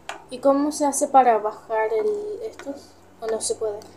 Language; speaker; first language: Spanish; native; Spanish